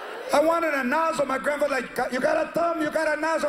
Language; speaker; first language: English; early bilingual, other home language; Spanish